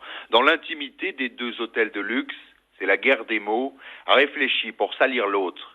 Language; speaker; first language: French; native; French